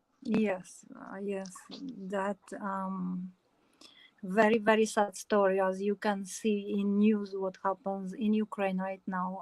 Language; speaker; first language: English; non-native, learner; Ukrainian